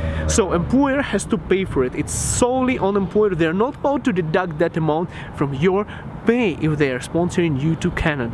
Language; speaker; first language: English; non-native, local second language; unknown